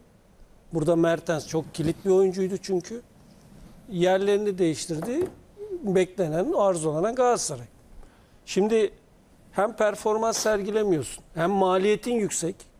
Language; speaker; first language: Turkish; native; Turkish